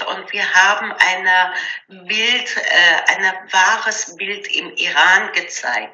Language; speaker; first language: German; non-native, learner; Persian